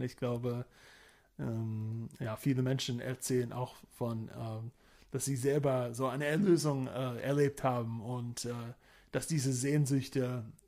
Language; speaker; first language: German; non-native, fluent; English